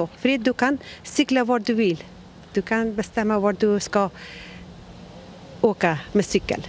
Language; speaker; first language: Swedish; non-native, learner; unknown